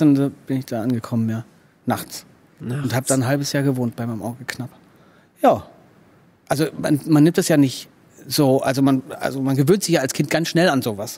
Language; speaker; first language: German; native; German